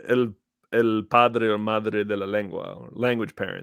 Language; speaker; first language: Spanish; non-native, fluent; English